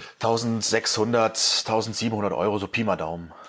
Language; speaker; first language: German; native; German